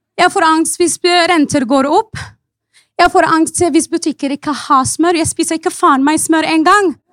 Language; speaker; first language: Norwegian; non-native, fluent; Arabic